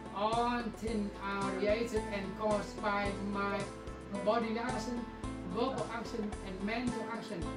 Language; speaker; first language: English; non-native, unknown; Vietnamese